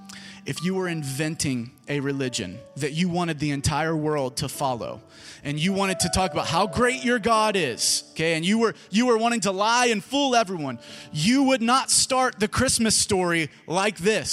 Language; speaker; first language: English; native; English